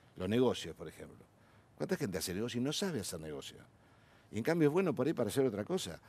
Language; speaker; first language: Spanish; native; Spanish